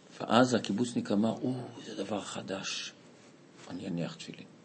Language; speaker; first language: Hebrew; non-native, fluent; Portuguese